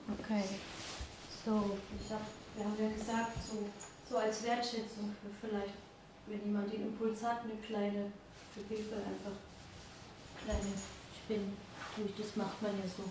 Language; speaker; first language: German; native; German